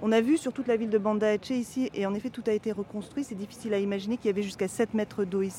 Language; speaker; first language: French; native; French